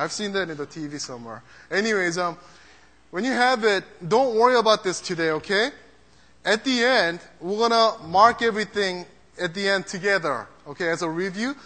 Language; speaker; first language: English; early bilingual, other home language; Korean